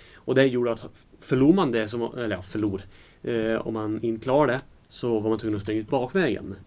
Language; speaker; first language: Swedish; native; Swedish